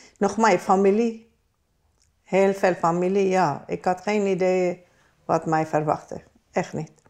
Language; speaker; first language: Dutch; non-native, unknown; Persian